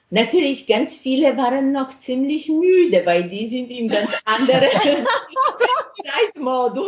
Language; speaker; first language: German; non-native, fluent; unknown